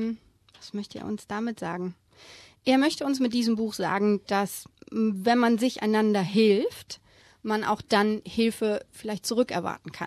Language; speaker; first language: German; native; German